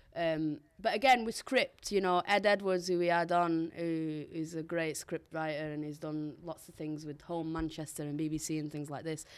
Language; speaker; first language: English; non-native, local second language; Portuguese